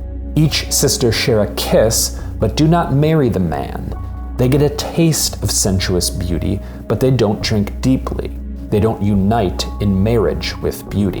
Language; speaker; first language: English; native; English